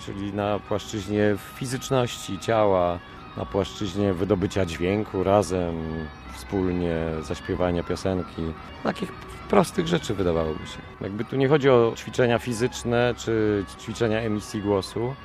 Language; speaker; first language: Polish; native; Polish